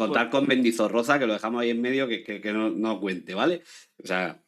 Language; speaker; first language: Spanish; native; Spanish